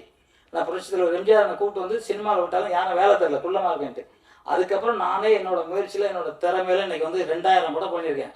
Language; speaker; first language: Tamil; native; Tamil